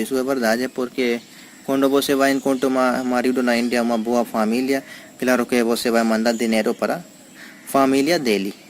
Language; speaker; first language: Portuguese; non-native, learner; Hindi